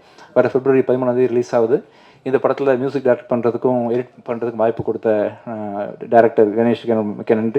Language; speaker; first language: Tamil; native; Tamil